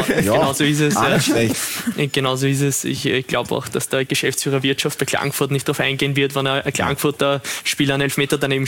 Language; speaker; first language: German; native; German